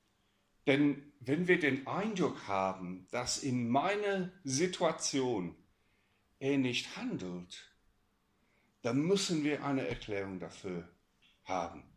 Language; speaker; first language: German; non-native, fluent; English